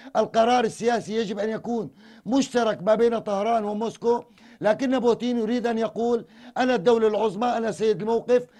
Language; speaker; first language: Arabic; native; Arabic